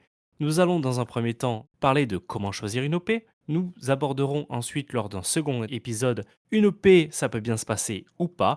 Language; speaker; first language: French; native; French